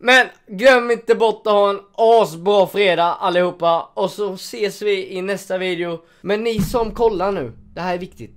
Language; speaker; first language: Swedish; native; Swedish